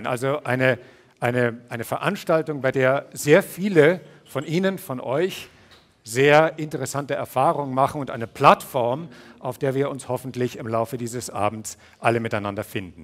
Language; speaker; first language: German; native; German